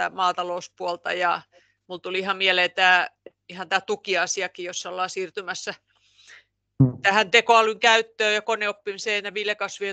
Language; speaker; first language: Finnish; native; Finnish